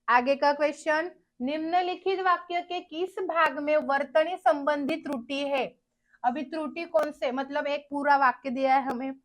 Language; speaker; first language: Hindi; non-native, local second language; Marathi